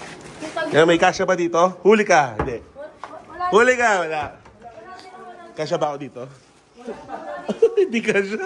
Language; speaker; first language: Filipino; native; Filipino